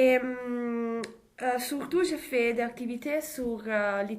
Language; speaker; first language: French; non-native, learner; Italian